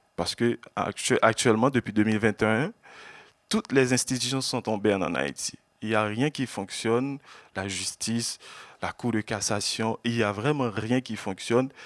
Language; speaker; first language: French; non-native, local second language; Haitian Creole